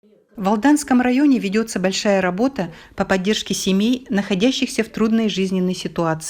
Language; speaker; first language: Russian; native; Russian